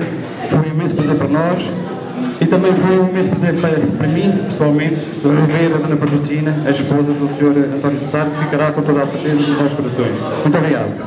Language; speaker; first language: Portuguese; native; Portuguese